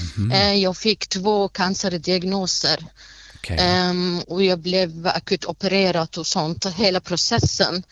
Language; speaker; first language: Swedish; non-native, fluent; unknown